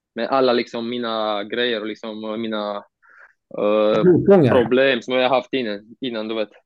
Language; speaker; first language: Swedish; non-native, fluent; Romanian